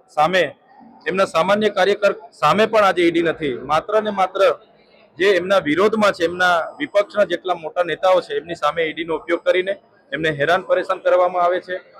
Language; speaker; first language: Gujarati; non-native, local second language; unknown